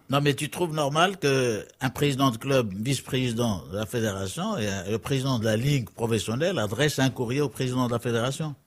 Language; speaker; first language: French; non-native, local second language; Arabic